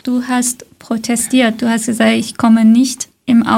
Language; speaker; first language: German; non-native, fluent; Persian